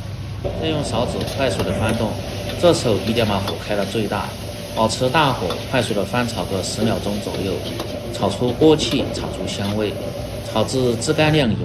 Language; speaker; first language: Chinese; native; Chinese